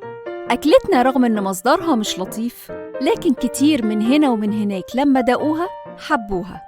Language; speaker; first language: Arabic; native; Arabic